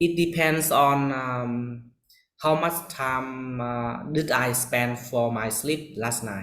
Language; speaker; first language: English; non-native, learner; Vietnamese